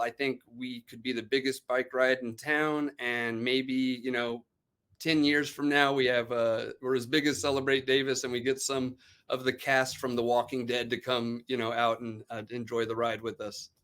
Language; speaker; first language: English; native; English